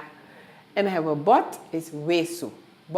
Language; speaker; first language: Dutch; non-native, local second language; Papiamento